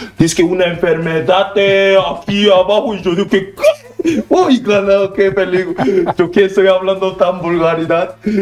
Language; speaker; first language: Spanish; non-native, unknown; Korean